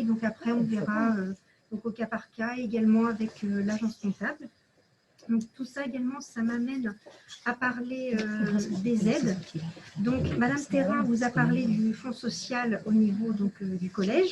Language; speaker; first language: French; native; French